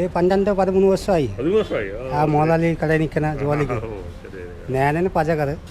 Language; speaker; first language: Malayalam; non-native, local second language; Bangla